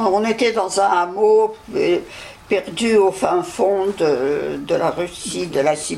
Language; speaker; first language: French; early bilingual, other home language; Yiddish